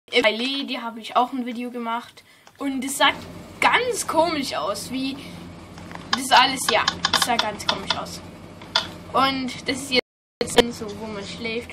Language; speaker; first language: German; non-native, fluent; English